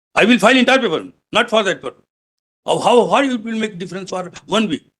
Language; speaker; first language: English; non-native, local second language; Hindi